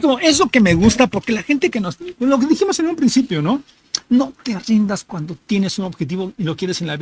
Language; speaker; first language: Spanish; native; Spanish